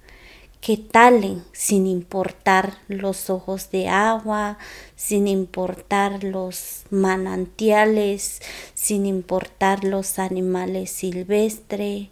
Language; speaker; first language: Spanish; non-native, local second language; Zapotec